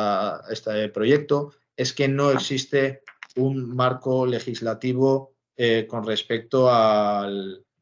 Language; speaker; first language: Spanish; native; Spanish